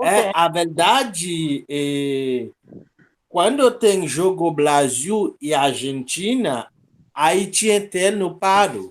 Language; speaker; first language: Portuguese; non-native, local second language; Haitian Creole